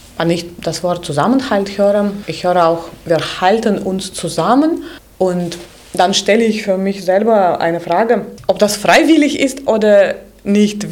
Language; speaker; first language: German; non-native, fluent; Russian